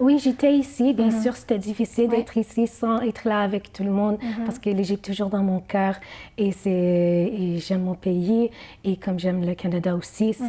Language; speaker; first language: French; non-native, fluent; Arabic